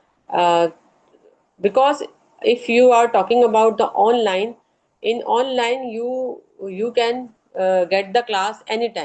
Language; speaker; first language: English; non-native, learner; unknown